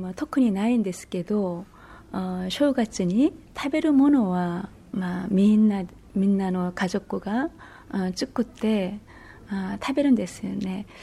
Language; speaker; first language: Japanese; non-native, learner; Korean